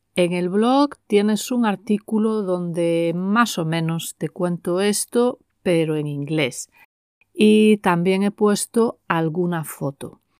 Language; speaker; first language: Spanish; native; Spanish